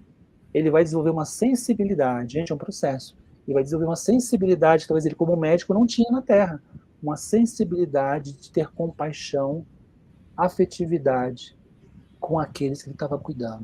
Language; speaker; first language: Portuguese; native; Portuguese